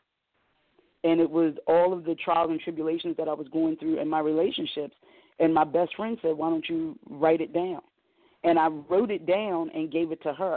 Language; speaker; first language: English; native; English